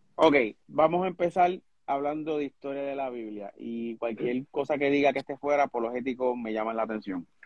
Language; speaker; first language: Spanish; native; Spanish